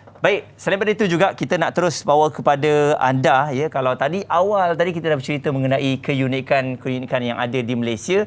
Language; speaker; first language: Malay; native; Malay